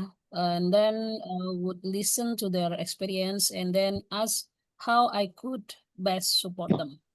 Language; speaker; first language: English; non-native, learner; Indonesian